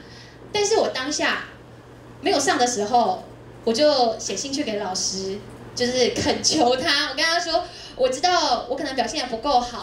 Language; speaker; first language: Chinese; native; Chinese